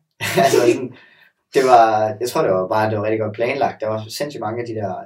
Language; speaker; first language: Danish; native; Danish